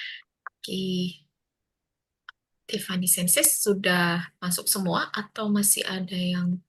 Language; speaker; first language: Indonesian; non-native, fluent; Japanese